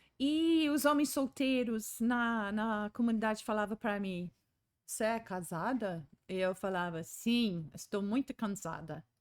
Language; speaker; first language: Portuguese; non-native, fluent; English